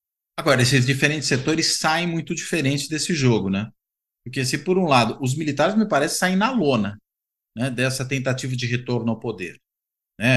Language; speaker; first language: Portuguese; native; Portuguese